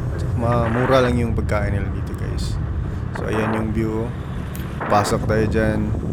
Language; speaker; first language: Filipino; non-native, local second language; Cebuano